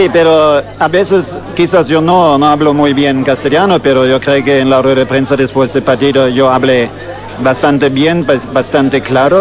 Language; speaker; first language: Spanish; non-native, fluent; German